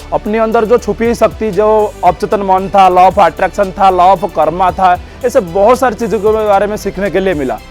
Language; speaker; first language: Hindi; non-native, local second language; Odia